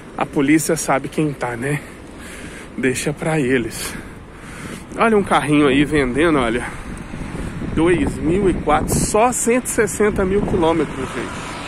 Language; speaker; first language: Portuguese; native; Portuguese